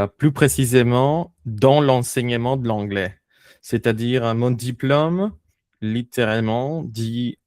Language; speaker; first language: French; non-native, fluent; Spanish